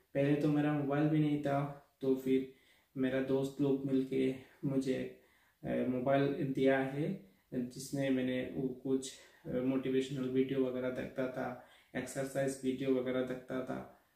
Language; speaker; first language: Hindi; non-native, local second language; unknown